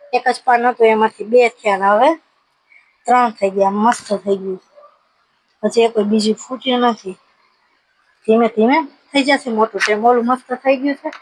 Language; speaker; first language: Gujarati; native; Gujarati